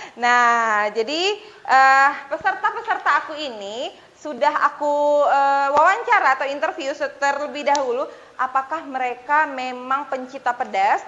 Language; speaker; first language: Indonesian; native; Indonesian